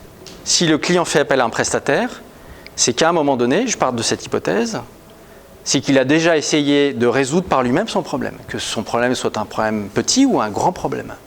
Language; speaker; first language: French; native; French